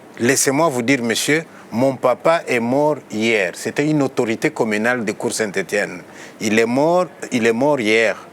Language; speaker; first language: French; non-native, local second language; Luba-Lulua